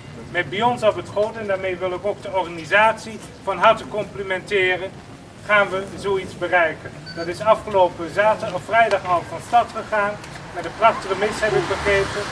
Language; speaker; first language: Dutch; native; Dutch